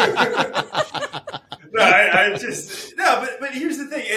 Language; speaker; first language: English; native; English